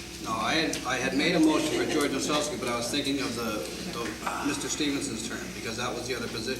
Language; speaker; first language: English; native; English